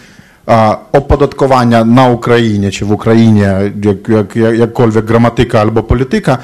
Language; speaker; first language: Polish; non-native, fluent; Ukrainian